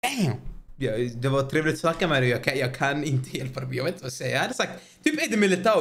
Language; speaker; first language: Swedish; native; Swedish